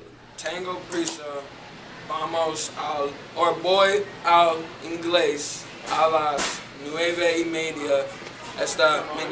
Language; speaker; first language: Spanish; non-native, learner; English